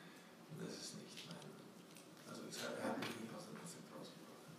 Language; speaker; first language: German; non-native, fluent; Ukrainian